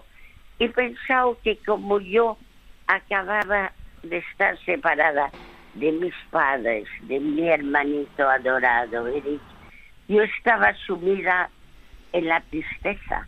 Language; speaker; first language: Spanish; early bilingual, other home language; French